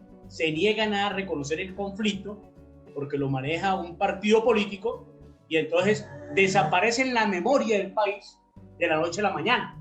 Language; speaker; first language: Spanish; native; Spanish